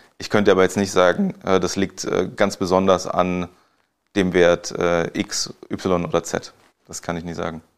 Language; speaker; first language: German; native; German